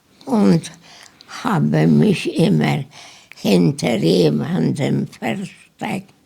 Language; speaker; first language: German; non-native, learner; Polish